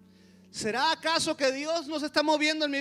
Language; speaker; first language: Spanish; native; Spanish